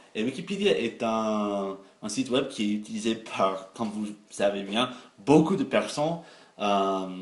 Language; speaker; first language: French; non-native, fluent; English